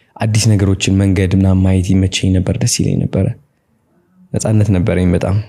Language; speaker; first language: Amharic; non-native, local second language; Tigrinya